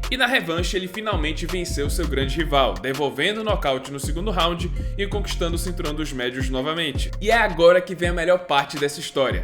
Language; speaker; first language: Portuguese; native; Portuguese